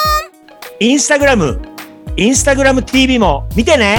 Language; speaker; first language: Japanese; native; Japanese